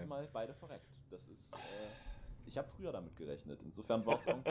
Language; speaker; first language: German; native; German